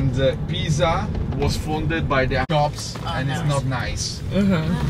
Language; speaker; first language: English; non-native, learner; Italian